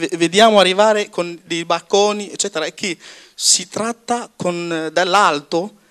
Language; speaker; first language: Italian; non-native, fluent; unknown